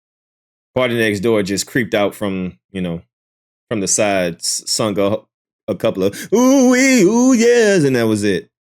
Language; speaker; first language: English; native; English